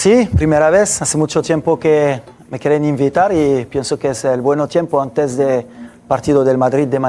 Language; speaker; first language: Spanish; non-native, fluent; French